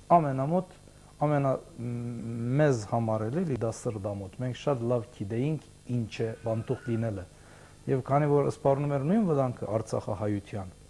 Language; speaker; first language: Armenian; early bilingual, heritage; Armenian